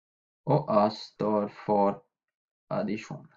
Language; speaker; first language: Norwegian; non-native, fluent; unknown